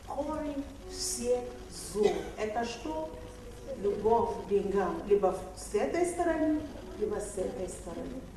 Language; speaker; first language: Russian; non-native, fluent; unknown